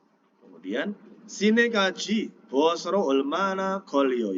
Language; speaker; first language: Korean; non-native, fluent; Indonesian